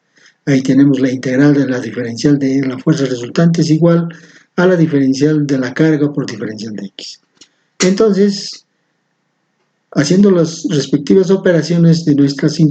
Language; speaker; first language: Spanish; native; Spanish